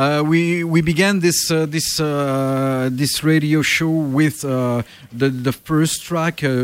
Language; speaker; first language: English; non-native, learner; French